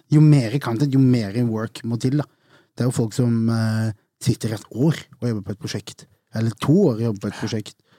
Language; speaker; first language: Norwegian; native; Norwegian